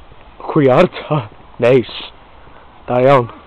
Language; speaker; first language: Welsh; non-native, learner; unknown